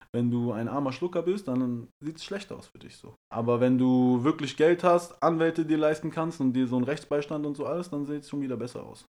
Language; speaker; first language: German; early bilingual, other home language; Persian